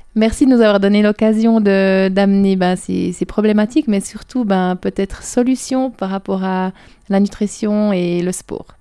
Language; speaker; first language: French; native; French